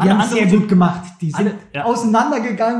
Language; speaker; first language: German; native; German